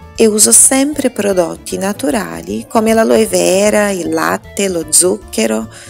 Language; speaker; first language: Italian; non-native, fluent; Portuguese